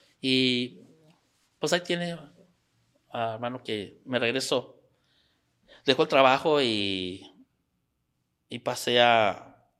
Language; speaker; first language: Spanish; native; Spanish